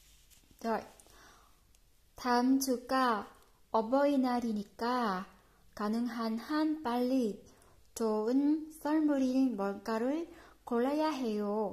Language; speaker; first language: Korean; non-native, fluent; Vietnamese